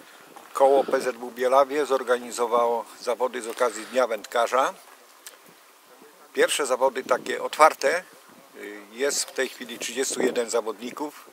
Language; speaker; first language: Polish; native; Polish